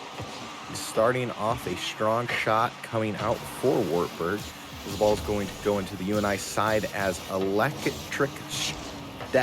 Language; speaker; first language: English; native; English